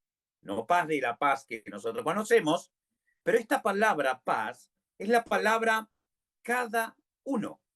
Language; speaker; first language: Spanish; native; Spanish